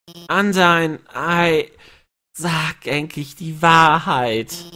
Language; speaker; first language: German; native; German